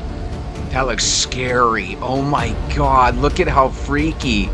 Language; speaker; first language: English; native; English